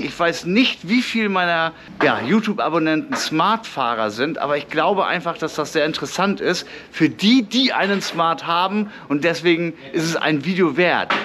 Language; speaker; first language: German; native; German